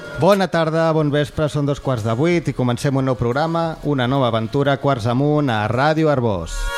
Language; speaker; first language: Catalan; native; Catalan